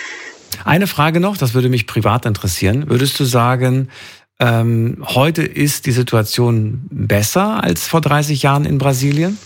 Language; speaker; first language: German; native; German